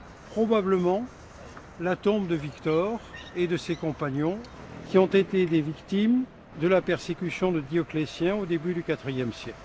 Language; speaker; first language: French; native; French